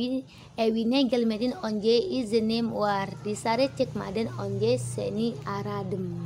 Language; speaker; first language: Turkish; non-native, learner; Indonesian